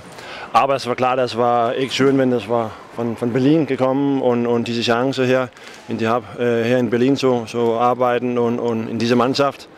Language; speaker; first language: German; non-native, learner; Danish